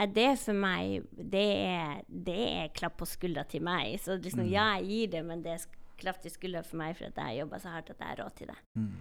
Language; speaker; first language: Norwegian; native; Norwegian